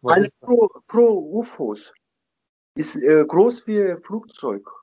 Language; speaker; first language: German; non-native, learner; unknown